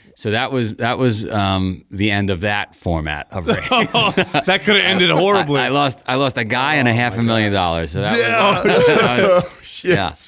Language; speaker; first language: English; native; English